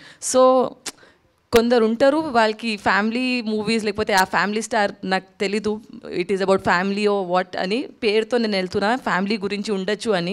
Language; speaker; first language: Telugu; non-native, local second language; Hindi